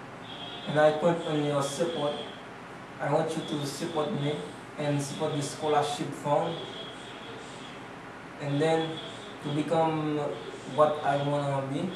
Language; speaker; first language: English; non-native, learner; Haitian Creole